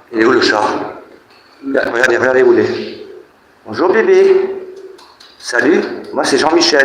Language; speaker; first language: French; native; French